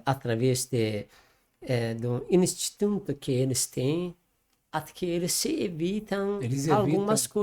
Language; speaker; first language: Portuguese; non-native, learner; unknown